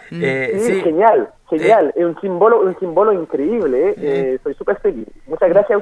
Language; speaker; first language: Spanish; non-native, fluent; French